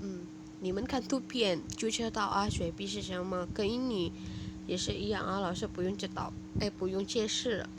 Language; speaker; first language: Chinese; non-native, fluent; Indonesian